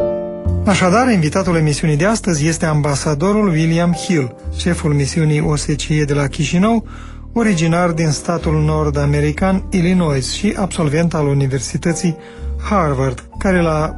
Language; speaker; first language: Romanian; native; Romanian